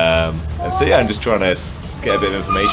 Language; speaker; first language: English; native; English